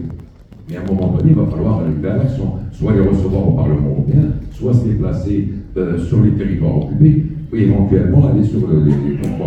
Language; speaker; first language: French; non-native, local second language; Arabic